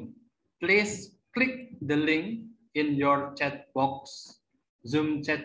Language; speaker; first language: English; non-native, learner; Indonesian